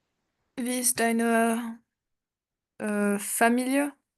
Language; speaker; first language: German; non-native, learner; French